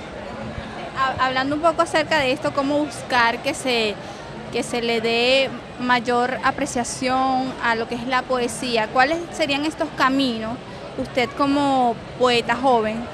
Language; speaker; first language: Spanish; native; Spanish